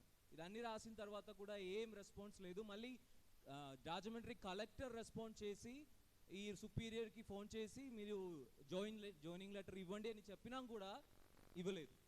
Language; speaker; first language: Telugu; non-native, fluent; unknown